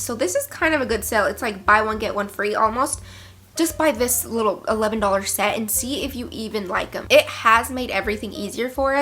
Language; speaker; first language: English; native; English